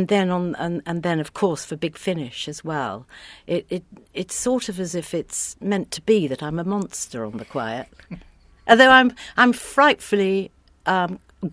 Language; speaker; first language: English; native; English